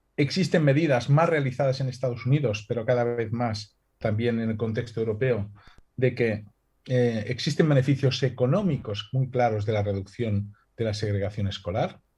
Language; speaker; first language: Spanish; non-native, local second language; Catalan